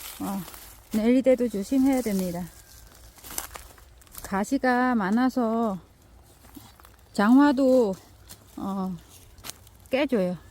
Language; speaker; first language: Korean; non-native, learner; Vietnamese